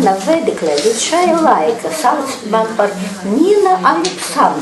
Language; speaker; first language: Latvian; non-native, learner; Russian